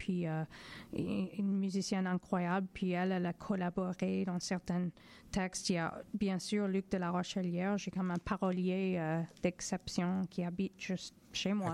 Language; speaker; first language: French; non-native, fluent; English